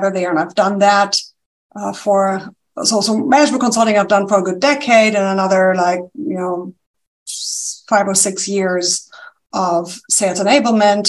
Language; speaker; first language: English; non-native, fluent; German